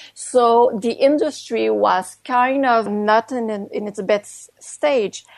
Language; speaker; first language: English; non-native, fluent; French